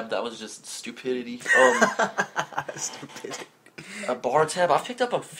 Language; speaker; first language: English; native; English